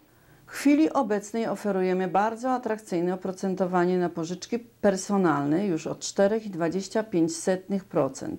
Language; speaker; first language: Polish; native; Polish